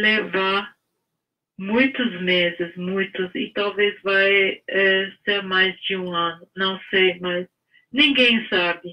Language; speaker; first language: Portuguese; non-native, fluent; English